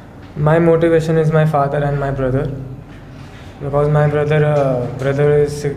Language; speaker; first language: English; non-native, learner; Hindi